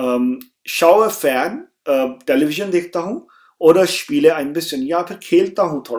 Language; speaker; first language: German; non-native, fluent; Urdu